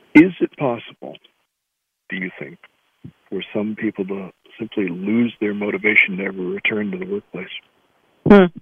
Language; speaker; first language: English; native; English